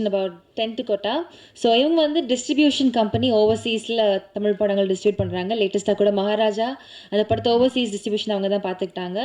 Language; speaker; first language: Tamil; native; Tamil